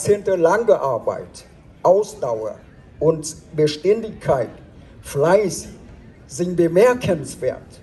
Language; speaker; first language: German; non-native, fluent; Vietnamese